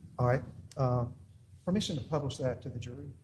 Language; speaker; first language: English; native; English